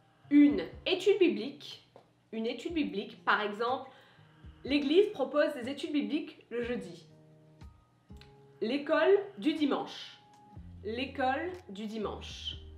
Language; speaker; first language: French; native; French